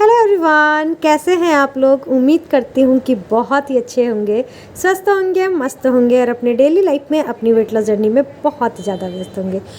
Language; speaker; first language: Hindi; native; Hindi